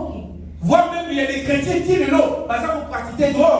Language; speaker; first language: French; non-native, local second language; Lingala